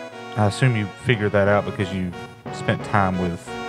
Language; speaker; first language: English; native; English